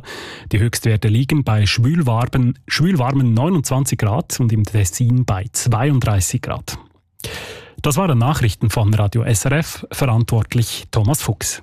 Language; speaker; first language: German; native; German